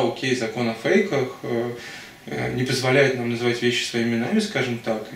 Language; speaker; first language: Russian; native; Russian